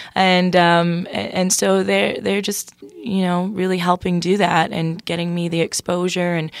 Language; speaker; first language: English; native; English